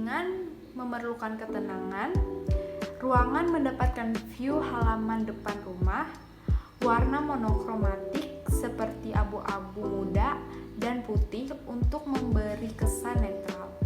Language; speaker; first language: Indonesian; native; Indonesian